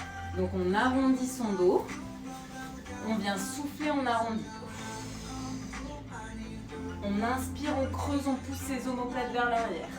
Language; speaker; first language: French; native; French